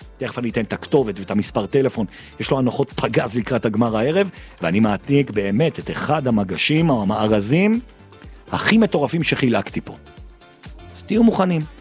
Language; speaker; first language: Hebrew; native; Hebrew